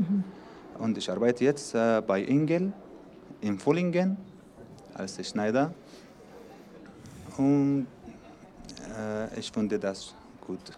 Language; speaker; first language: German; non-native, learner; Arabic